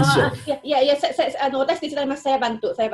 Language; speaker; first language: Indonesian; non-native, fluent; Japanese